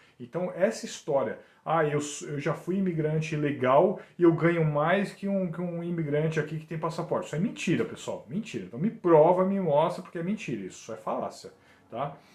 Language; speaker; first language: Portuguese; native; Portuguese